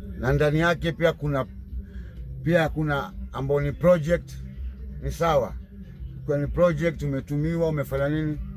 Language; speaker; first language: Swahili; native; Swahili